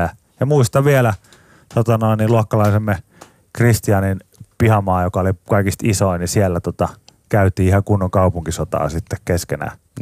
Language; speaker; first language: Finnish; native; Finnish